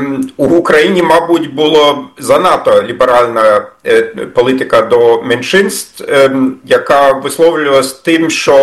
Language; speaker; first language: Ukrainian; non-native, fluent; German